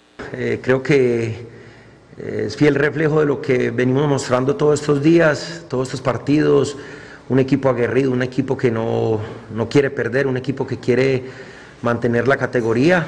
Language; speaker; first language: Spanish; native; Spanish